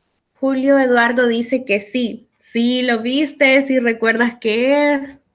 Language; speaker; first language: Spanish; native; Spanish